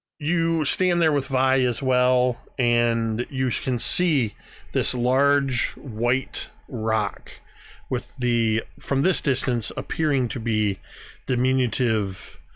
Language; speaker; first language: English; native; English